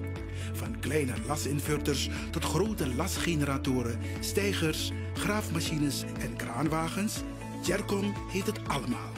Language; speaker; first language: Dutch; native; Dutch